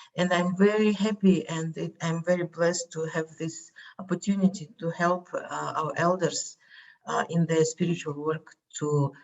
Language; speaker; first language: English; non-native, fluent; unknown